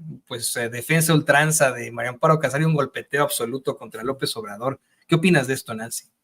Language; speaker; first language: Spanish; native; Spanish